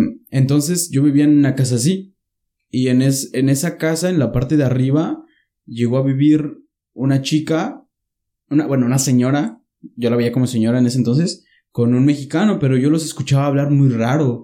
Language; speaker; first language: Spanish; native; Spanish